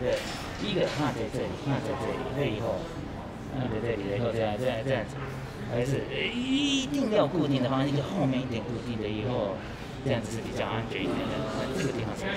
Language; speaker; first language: Chinese; non-native, learner; Japanese